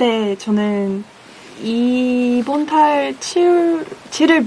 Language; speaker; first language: Korean; non-native, fluent; Russian